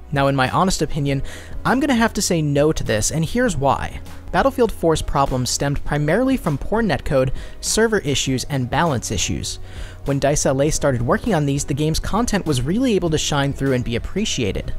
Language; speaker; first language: English; native; English